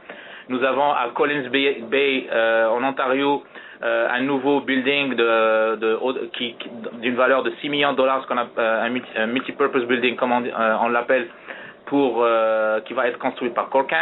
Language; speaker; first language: French; native; French